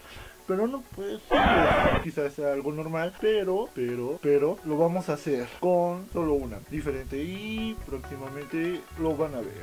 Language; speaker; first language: Spanish; native; Spanish